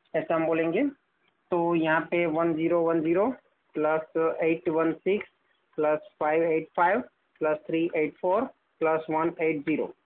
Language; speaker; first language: Hindi; non-native, local second language; Gujarati